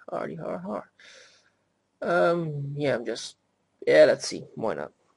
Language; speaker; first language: English; native; English